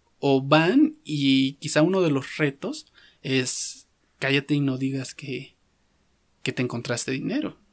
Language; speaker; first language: Spanish; native; Spanish